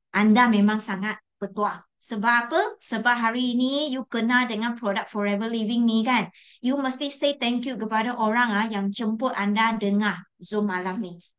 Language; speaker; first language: Malay; non-native, local second language; Chinese